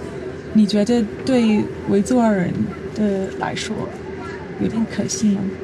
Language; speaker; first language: Chinese; non-native, learner; English